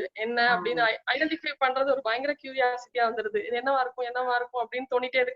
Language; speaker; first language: Tamil; native; Tamil